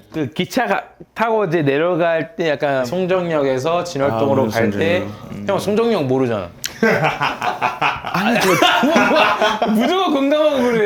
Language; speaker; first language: Korean; early bilingual, other home language; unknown